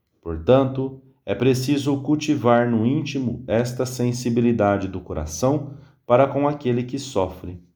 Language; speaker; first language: Portuguese; native; Portuguese